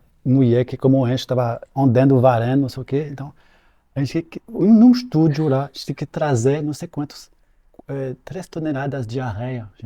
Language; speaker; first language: Portuguese; non-native, fluent; French